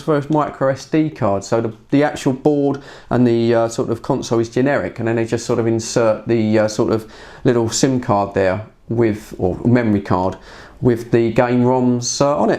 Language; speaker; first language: English; native; English